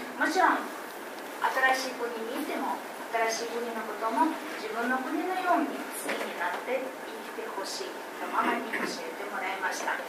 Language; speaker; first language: Japanese; non-native, fluent; Ukrainian